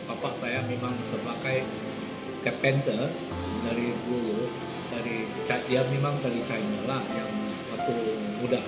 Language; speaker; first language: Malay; non-native, local second language; Hakka Chinese